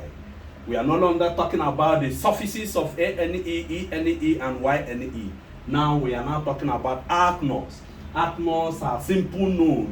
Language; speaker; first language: English; non-native, local second language; Igbo